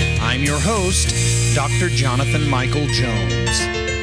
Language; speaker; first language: English; native; English